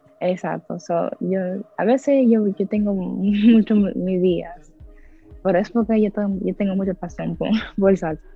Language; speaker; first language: Spanish; early bilingual, heritage; English